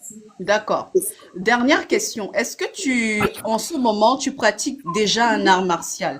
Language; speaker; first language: French; native; French